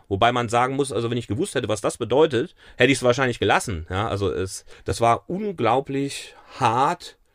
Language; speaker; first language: German; native; German